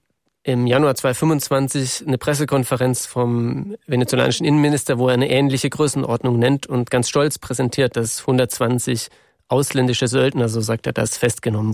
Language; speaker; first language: German; native; German